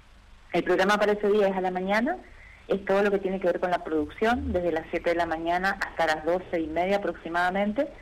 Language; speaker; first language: Spanish; native; Spanish